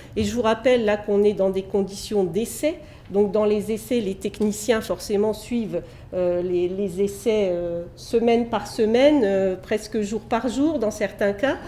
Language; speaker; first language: French; native; French